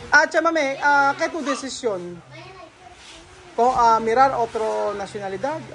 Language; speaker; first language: Spanish; non-native, learner; Filipino